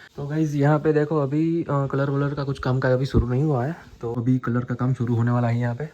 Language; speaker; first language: Hindi; non-native, local second language; Gujarati